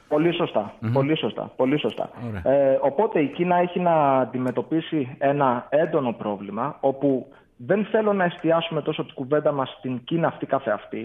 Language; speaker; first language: Greek; native; Greek